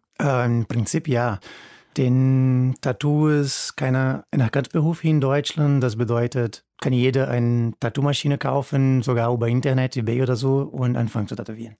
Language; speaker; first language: German; non-native, fluent; Portuguese